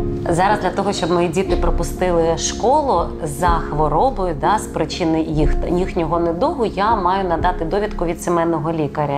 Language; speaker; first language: Ukrainian; native; Ukrainian